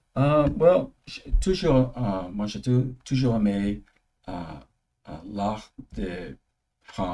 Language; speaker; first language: French; early bilingual, heritage; English